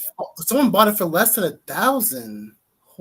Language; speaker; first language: English; native; English